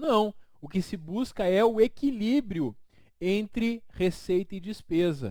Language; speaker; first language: Portuguese; native; Portuguese